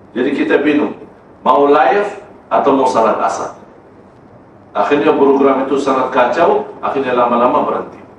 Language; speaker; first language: Malay; non-native, fluent; Arabic